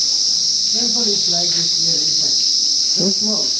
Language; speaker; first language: English; non-native, learner; Nepali